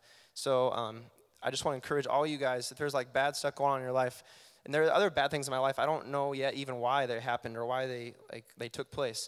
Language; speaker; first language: English; native; English